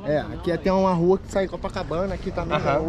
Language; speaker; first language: Portuguese; native; Portuguese